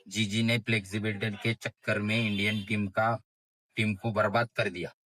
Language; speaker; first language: Hindi; non-native, local second language; Marathi